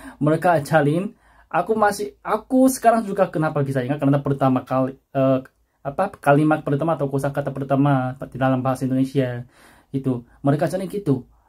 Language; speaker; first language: Indonesian; non-native, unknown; Korean